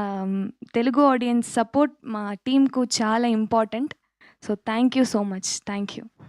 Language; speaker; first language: Telugu; non-native, local second language; Tamil